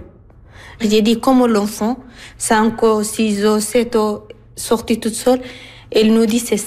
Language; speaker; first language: French; non-native, learner; Arabic